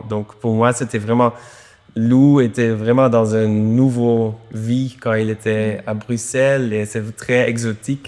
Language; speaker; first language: French; non-native, local second language; Dutch